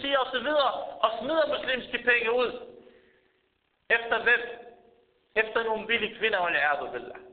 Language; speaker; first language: Danish; early bilingual, other home language; Arabic